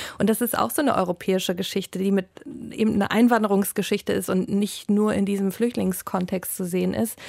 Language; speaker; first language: German; native; German